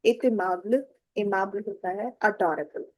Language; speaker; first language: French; non-native, fluent; Hindi